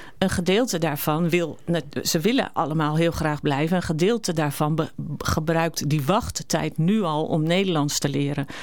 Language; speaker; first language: Dutch; native; Dutch